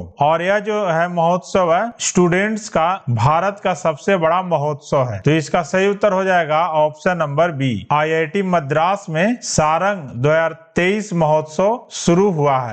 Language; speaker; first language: Hindi; native; Hindi